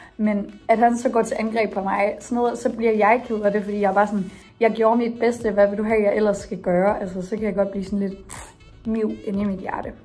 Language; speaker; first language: Danish; native; Danish